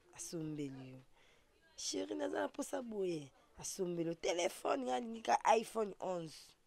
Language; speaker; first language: Lingala; non-native, local second language; Swahili